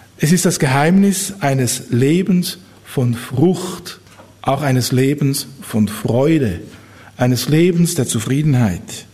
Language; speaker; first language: German; native; German